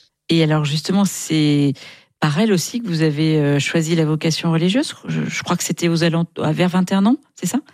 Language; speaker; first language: French; native; French